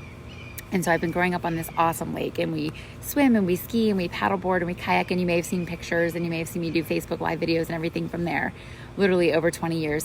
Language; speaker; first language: English; native; English